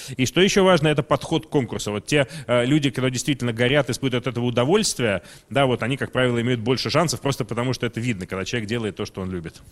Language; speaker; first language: Russian; native; Russian